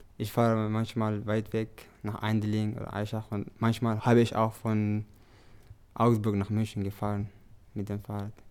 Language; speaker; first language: German; non-native, learner; Tigrinya